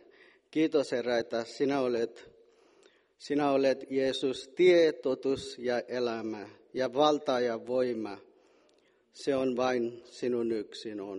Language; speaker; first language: Finnish; non-native, fluent; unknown